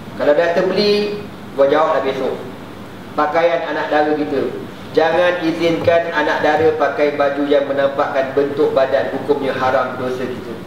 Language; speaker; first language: Malay; native; Malay